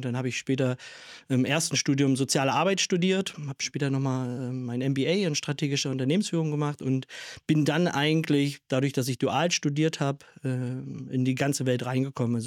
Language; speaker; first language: German; native; German